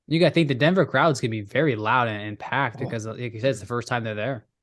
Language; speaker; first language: English; native; English